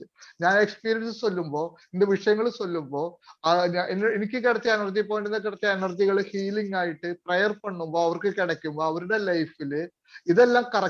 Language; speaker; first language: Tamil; non-native, learner; Malayalam